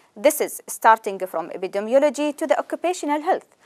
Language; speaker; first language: English; non-native, fluent; Arabic